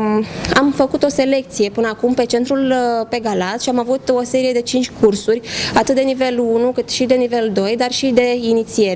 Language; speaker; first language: Romanian; native; Romanian